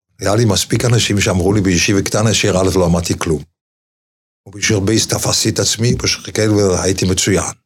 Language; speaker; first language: Hebrew; non-native, fluent; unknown